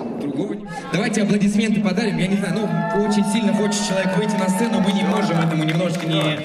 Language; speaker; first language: Russian; native; Russian